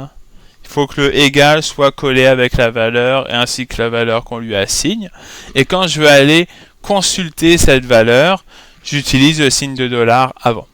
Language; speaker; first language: French; native; French